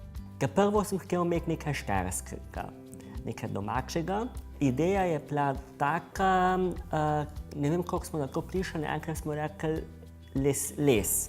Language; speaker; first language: Slovenian; early bilingual, heritage; Slovenian